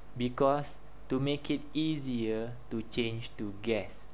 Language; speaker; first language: English; non-native, local second language; Malay